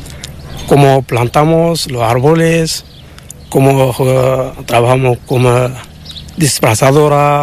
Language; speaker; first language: Spanish; non-native, learner; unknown